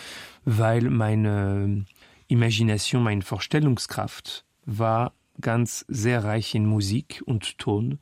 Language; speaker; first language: German; non-native, fluent; French